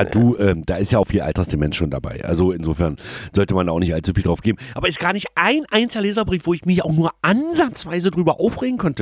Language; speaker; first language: German; native; German